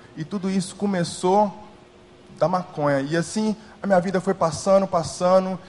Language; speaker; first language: Portuguese; early bilingual, heritage; English